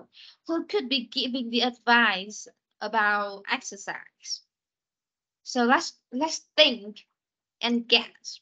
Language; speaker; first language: English; non-native, fluent; Vietnamese